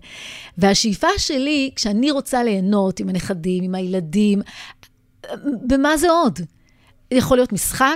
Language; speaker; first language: Hebrew; native; Hebrew